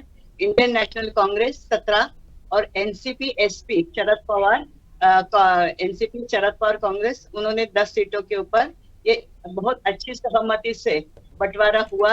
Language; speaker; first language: Hindi; non-native, local second language; Marathi